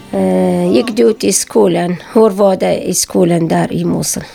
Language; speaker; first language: Swedish; non-native, learner; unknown